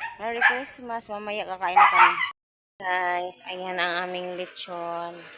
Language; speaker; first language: Filipino; non-native, local second language; Cebuano